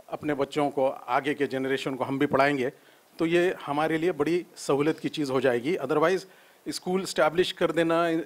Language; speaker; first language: Urdu; native; Urdu